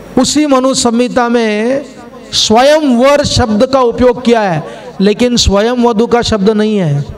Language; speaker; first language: Hindi; non-native, local second language; Kannada